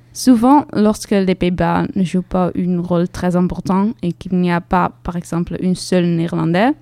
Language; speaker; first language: French; non-native, fluent; Dutch